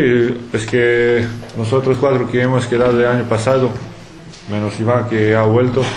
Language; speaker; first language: Spanish; non-native, fluent; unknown